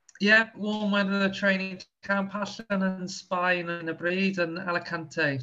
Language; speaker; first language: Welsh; non-native, local second language; English